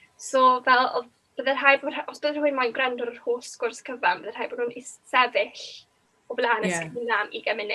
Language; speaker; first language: Welsh; native; Welsh